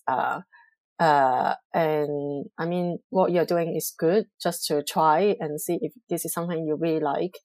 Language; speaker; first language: English; non-native, local second language; Cantonese